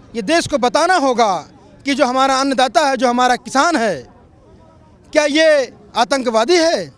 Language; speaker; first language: Hindi; native; Hindi